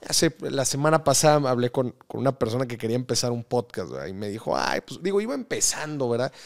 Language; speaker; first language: Spanish; native; Spanish